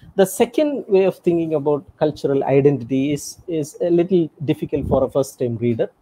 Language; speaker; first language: English; non-native, local second language; Tamil